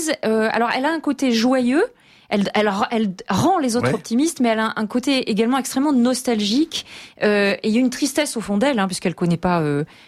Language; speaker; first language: French; native; French